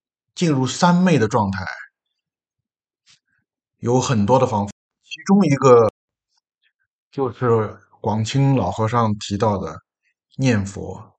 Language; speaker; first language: Chinese; native; Chinese